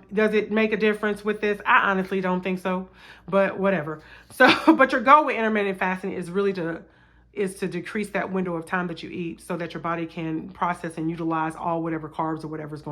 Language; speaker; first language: English; native; English